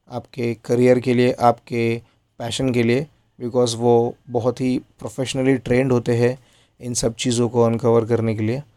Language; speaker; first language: Hindi; non-native, local second language; Marathi